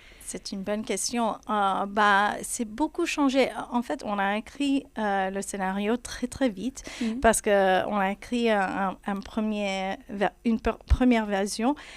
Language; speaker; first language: French; non-native, fluent; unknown